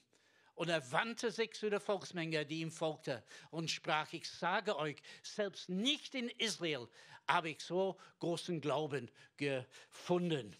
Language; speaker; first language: German; non-native, fluent; English